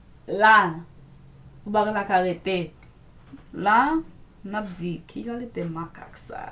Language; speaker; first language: Haitian Creole; early bilingual, heritage; Haitian Creole